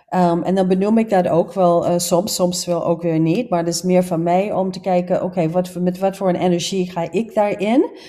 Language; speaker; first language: Dutch; non-native, fluent; English